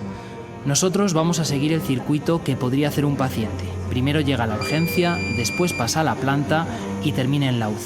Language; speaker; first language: Spanish; native; Spanish